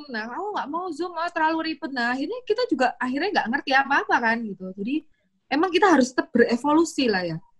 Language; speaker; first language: Indonesian; native; Indonesian